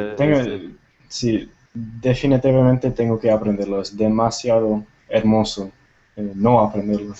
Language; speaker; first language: Spanish; non-native, fluent; Tamil